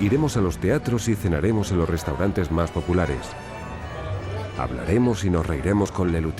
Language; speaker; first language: Spanish; native; Spanish